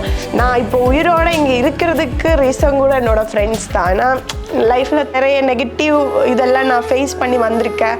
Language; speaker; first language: Tamil; non-native, local second language; Malayalam